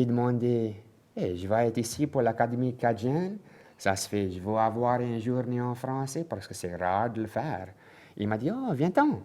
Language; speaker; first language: French; non-native, local second language; English